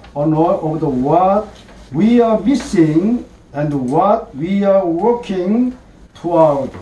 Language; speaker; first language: English; non-native, learner; Korean